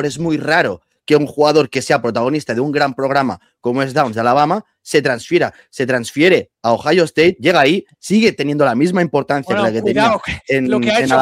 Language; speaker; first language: Spanish; native; Spanish